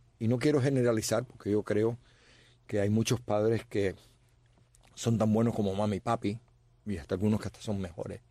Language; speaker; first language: Spanish; native; Spanish